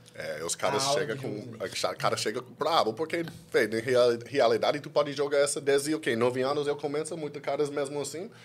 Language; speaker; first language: Portuguese; non-native, fluent; English